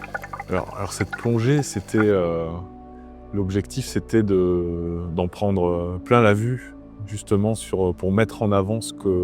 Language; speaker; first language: French; native; French